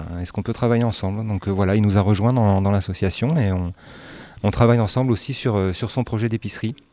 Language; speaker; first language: French; native; French